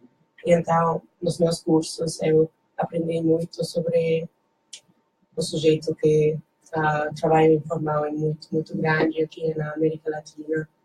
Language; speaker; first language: Portuguese; non-native, learner; Dutch